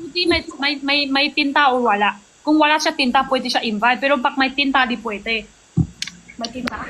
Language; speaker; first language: Filipino; non-native, learner; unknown